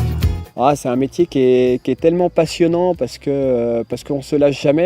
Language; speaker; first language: French; native; French